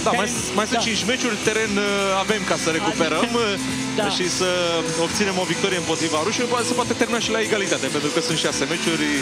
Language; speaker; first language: Romanian; native; Romanian